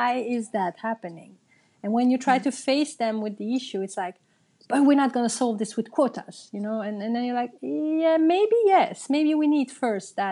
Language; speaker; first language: English; non-native, fluent; Turkish